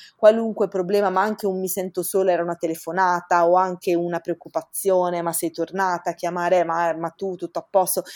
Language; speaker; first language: Italian; native; Italian